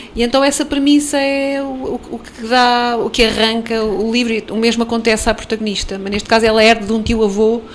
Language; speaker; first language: Portuguese; native; Portuguese